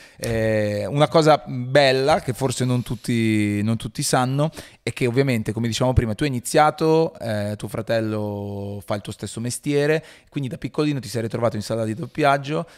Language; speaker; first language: Italian; native; Italian